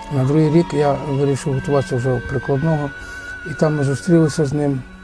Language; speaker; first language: Ukrainian; native; Ukrainian